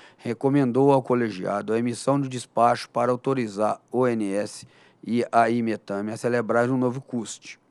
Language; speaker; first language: Portuguese; native; Portuguese